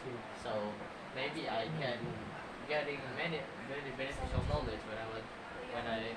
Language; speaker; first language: English; non-native, learner; Indonesian